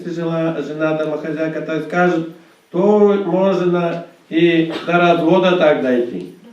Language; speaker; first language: Russian; native; Russian